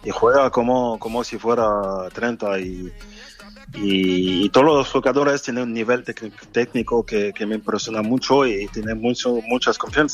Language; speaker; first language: Spanish; non-native, fluent; French